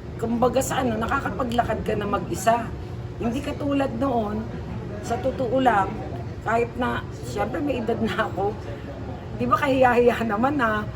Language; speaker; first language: Filipino; native; Filipino